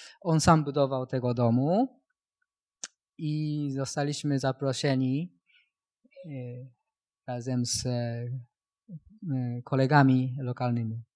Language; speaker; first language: Polish; non-native, learner; Japanese